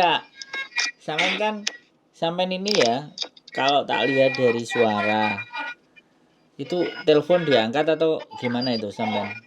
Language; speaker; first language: Indonesian; non-native, local second language; Javanese